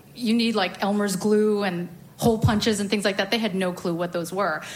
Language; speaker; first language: English; native; English